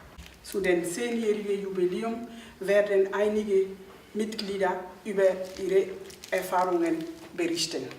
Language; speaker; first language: German; non-native, fluent; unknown